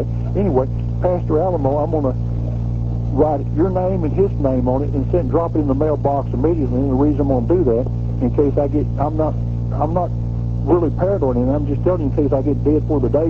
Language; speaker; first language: English; native; English